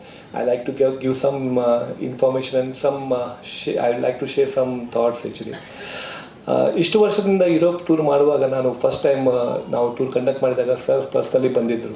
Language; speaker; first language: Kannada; non-native, local second language; Tulu